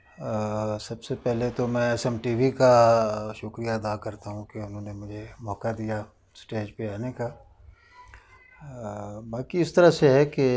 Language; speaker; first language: Urdu; non-native, local second language; Northern Hindko